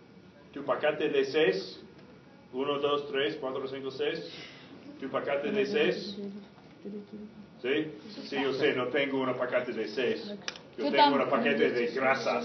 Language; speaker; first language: Spanish; non-native, fluent; English